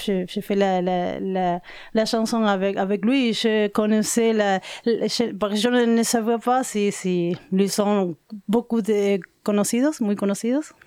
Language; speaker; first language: French; non-native, learner; Spanish